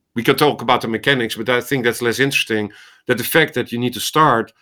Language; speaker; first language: English; non-native, fluent; Dutch